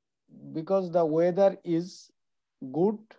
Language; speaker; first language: English; non-native, learner; Bangla